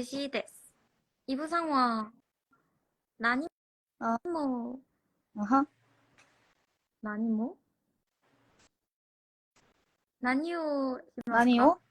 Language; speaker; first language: Japanese; non-native, learner; Korean